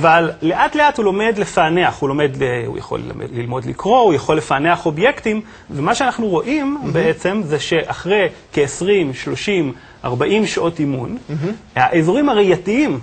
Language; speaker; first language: Hebrew; native; Hebrew